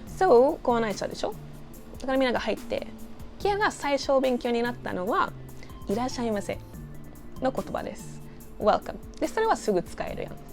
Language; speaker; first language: Japanese; non-native, fluent; English